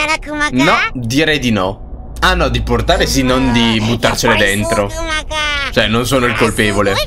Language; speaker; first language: Italian; native; Italian